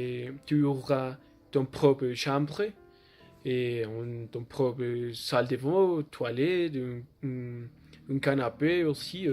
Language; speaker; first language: French; non-native, learner; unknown